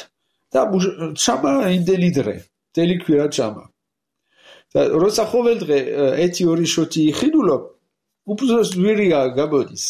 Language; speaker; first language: Georgian; non-native, learner; French